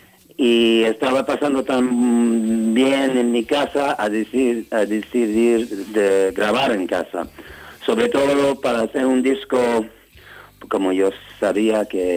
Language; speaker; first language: Spanish; non-native, fluent; English